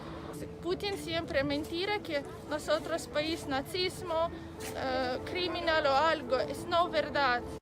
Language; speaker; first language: Spanish; non-native, learner; Ukrainian